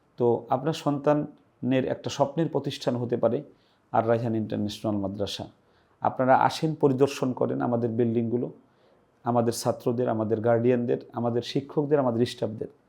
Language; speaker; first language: Bangla; native; Bangla